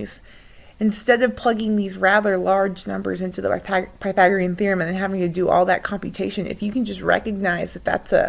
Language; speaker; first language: English; native; English